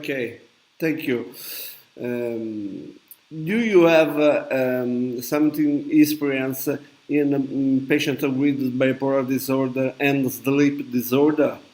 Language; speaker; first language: English; non-native, learner; Italian